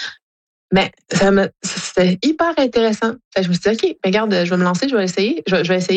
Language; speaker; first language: French; native; French